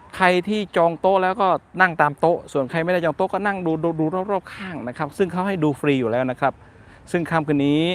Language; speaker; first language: Thai; non-native, local second language; Northern Khmer